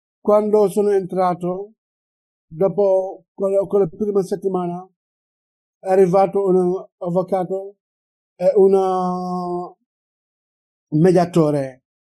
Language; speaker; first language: Italian; non-native, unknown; Wolof